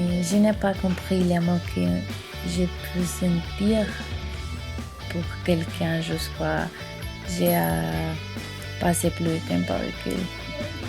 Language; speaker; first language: French; non-native, learner; Spanish